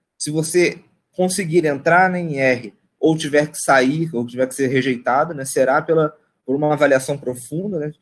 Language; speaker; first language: Portuguese; native; Portuguese